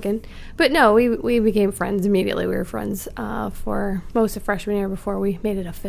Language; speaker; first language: English; native; English